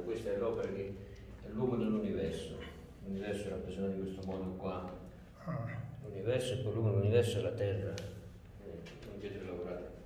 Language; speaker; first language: Italian; native; Italian